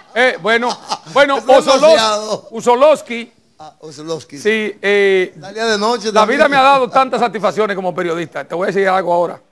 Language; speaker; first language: Spanish; native; Spanish